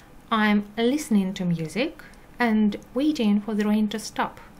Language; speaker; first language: English; non-native, fluent; Russian